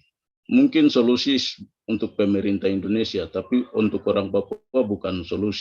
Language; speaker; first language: Indonesian; native; Indonesian